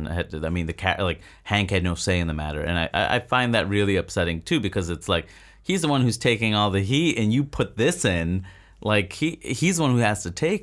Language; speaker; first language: English; native; English